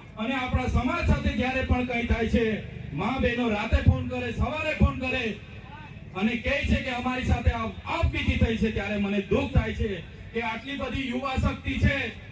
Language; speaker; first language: Gujarati; non-native, local second language; Vasavi